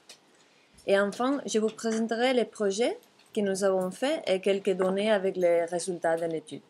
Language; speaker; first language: French; non-native, fluent; Catalan